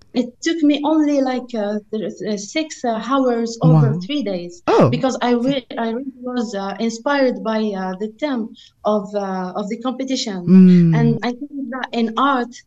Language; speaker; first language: English; non-native, fluent; Arabic